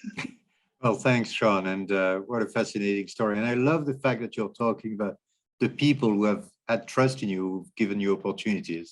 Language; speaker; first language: English; non-native, fluent; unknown